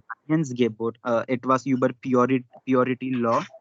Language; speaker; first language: German; non-native, learner; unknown